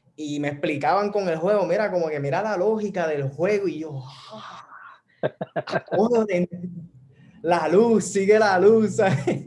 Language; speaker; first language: Spanish; native; Spanish